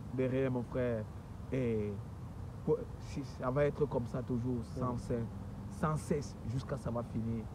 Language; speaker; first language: French; native; French